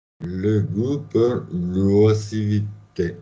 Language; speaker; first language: French; non-native, learner; Spanish